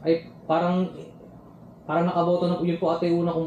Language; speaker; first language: Filipino; native; Filipino